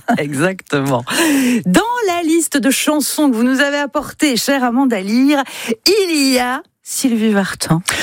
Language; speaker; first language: French; native; French